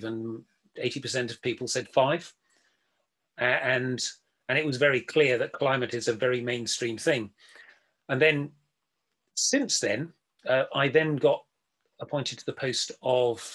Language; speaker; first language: English; native; English